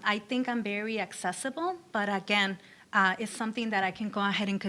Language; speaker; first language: English; early bilingual, other home language; Spanish